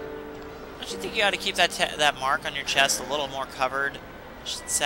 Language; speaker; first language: English; native; English